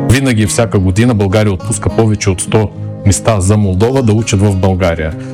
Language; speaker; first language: Bulgarian; native; Bulgarian